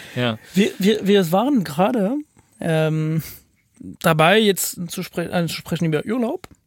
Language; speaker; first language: German; non-native, fluent; French